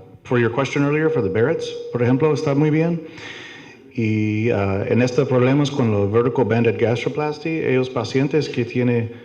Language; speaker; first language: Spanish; non-native, learner; English